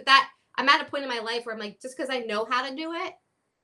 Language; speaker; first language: English; native; English